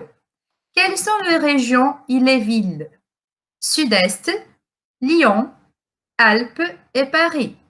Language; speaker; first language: French; non-native, fluent; Portuguese